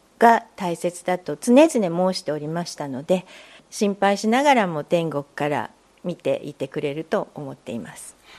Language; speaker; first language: Japanese; native; Japanese